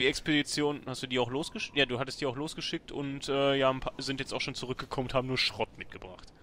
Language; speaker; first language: German; native; German